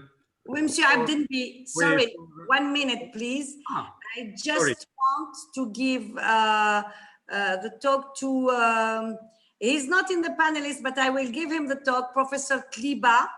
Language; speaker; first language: English; non-native, fluent; Arabic